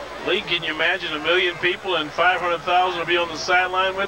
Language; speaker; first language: English; native; English